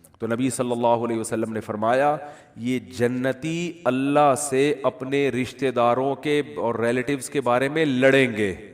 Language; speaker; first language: Urdu; native; Urdu